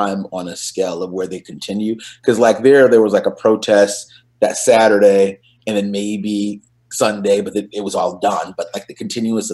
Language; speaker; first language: English; native; English